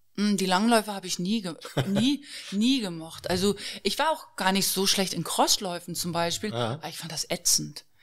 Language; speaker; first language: German; native; German